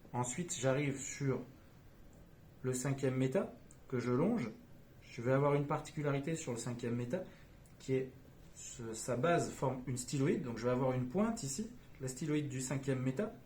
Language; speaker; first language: French; native; French